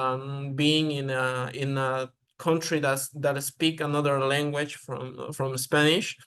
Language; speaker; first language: English; non-native, learner; Spanish